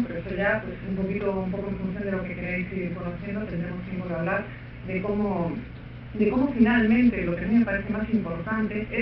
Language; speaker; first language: Spanish; native; Spanish